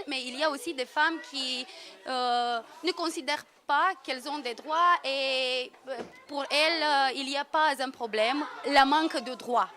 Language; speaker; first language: French; non-native, fluent; Romanian